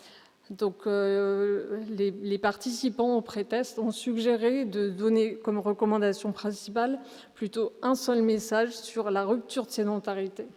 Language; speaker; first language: French; native; French